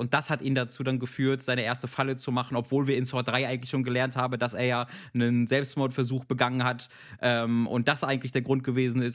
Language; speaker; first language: German; native; German